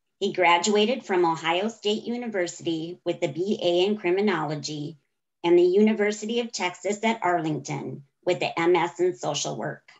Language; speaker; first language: English; native; English